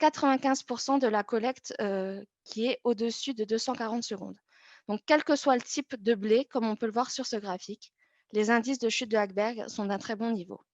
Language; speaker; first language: French; native; French